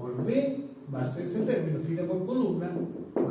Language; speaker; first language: Spanish; native; Spanish